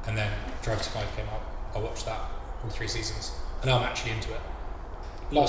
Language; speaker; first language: English; native; English